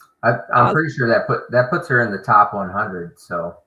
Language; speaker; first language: English; native; English